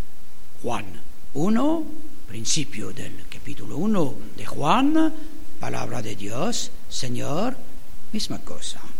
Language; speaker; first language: Spanish; non-native, fluent; French